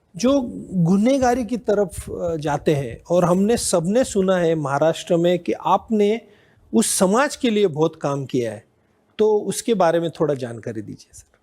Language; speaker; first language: Hindi; non-native, local second language; Marathi